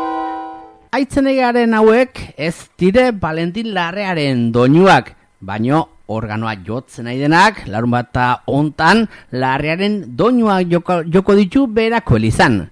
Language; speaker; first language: Basque; native; Basque